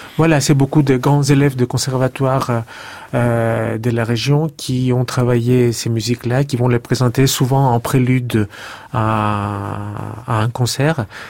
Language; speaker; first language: French; non-native, fluent; Greek